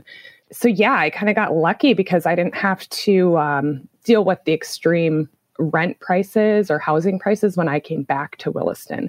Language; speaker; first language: English; native; English